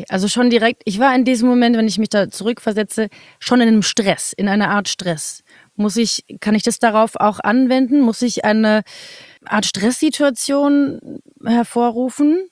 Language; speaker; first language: German; native; German